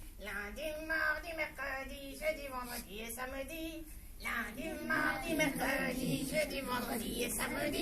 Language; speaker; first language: French; native; French